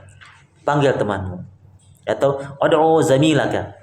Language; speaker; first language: Indonesian; native; Indonesian